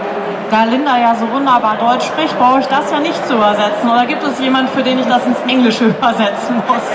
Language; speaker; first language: German; native; German